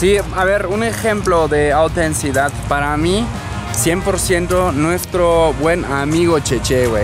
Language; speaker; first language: Spanish; non-native, fluent; German